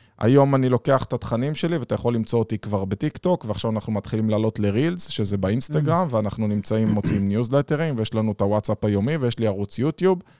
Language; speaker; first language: Hebrew; native; Hebrew